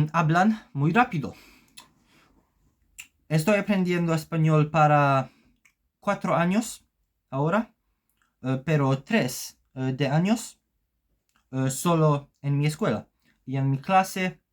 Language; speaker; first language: Spanish; non-native, learner; Polish